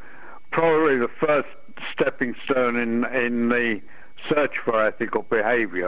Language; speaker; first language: English; native; English